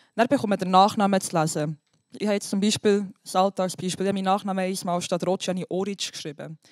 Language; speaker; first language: German; non-native, local second language; Albanian